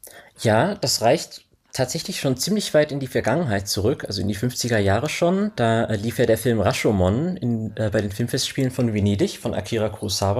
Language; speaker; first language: German; native; German